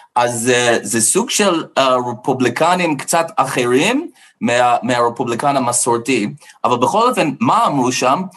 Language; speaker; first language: Hebrew; non-native, fluent; English